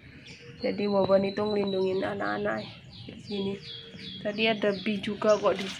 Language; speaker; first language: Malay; non-native, local second language; Javanese